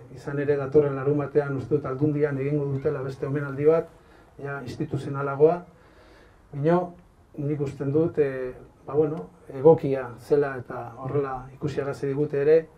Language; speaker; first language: Basque; native; Basque